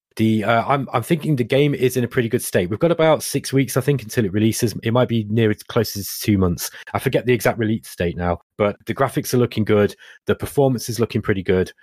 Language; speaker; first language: English; native; English